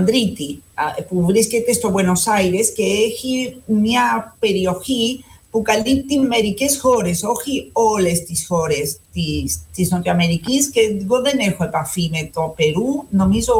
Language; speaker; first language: Greek; non-native, fluent; Spanish